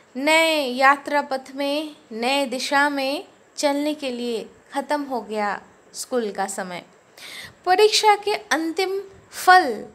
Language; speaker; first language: Hindi; non-native, local second language; Bangla